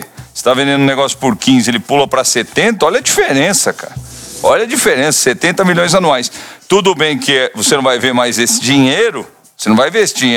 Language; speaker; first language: Portuguese; native; Portuguese